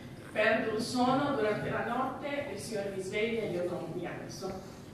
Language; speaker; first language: Italian; non-native, fluent; Portuguese